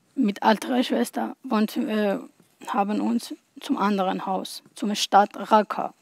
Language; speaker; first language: German; non-native, learner; Arabic